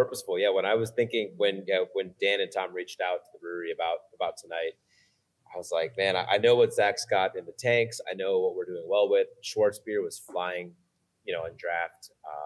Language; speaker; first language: English; native; English